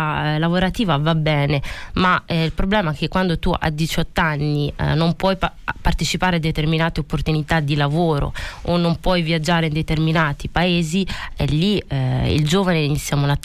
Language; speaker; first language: Italian; early bilingual, other home language; Arabic